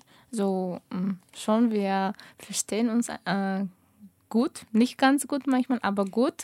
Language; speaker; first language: German; non-native, fluent; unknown